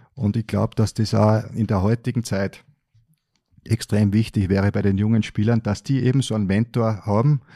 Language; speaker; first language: German; native; German